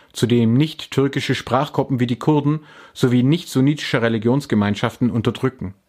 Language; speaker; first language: German; native; German